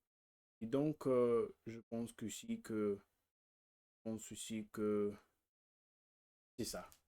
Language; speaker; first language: French; non-native, learner; Russian